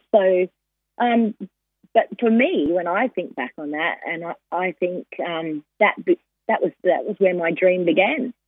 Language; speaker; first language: English; native; English